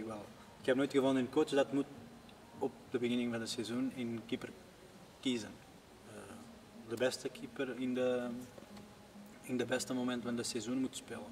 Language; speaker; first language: Dutch; non-native, learner; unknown